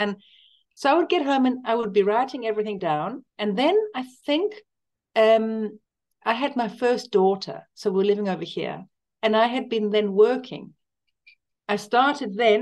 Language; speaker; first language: English; native; English